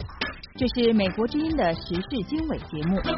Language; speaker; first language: Chinese; native; Chinese